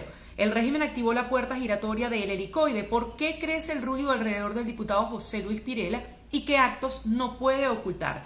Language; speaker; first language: Spanish; native; Spanish